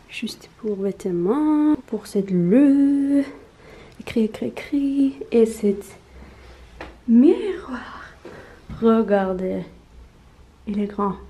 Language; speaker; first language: French; non-native, learner; Norwegian